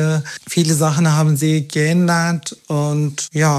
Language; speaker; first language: German; non-native, fluent; Turkish